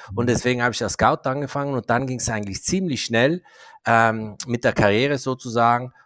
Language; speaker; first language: German; non-native, fluent; English